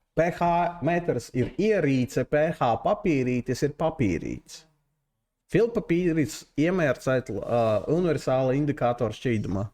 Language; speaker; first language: Latvian; non-native, local second language; Russian